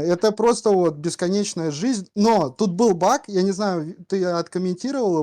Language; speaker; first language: Russian; native; Russian